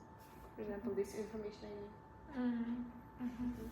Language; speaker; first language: English; non-native, learner; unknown